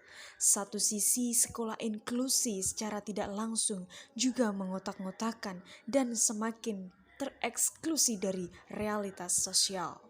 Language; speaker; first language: Indonesian; native; Indonesian